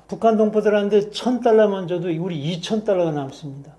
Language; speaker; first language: Korean; native; Korean